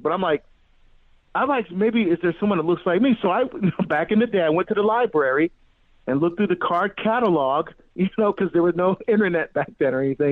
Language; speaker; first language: English; native; English